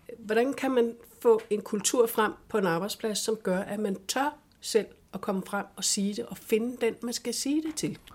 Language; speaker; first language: Danish; native; Danish